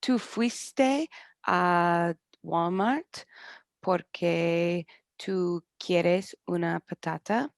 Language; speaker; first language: Spanish; non-native, learner; English